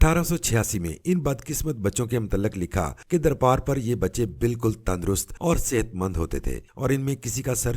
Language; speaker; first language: Urdu; native; Urdu